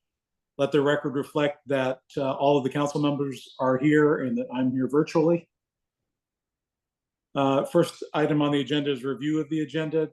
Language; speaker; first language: English; native; English